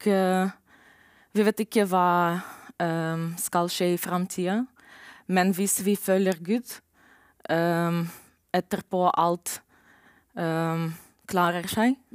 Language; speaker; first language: Norwegian; non-native, learner; Romanian